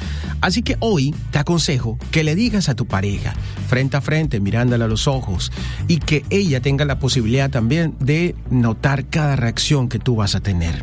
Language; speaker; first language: Spanish; native; Spanish